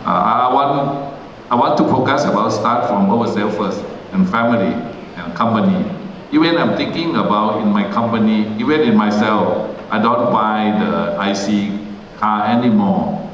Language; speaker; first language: English; non-native, learner; Thai